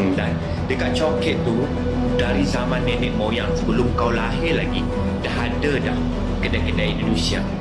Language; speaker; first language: Malay; native; Malay